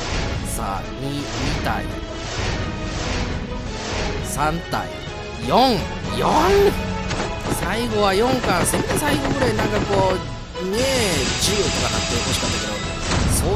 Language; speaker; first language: Japanese; native; Japanese